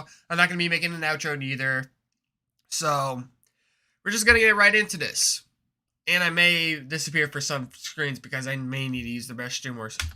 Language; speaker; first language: English; native; English